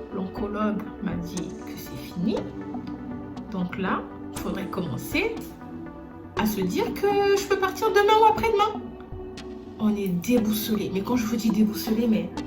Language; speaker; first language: French; non-native, local second language; Lingala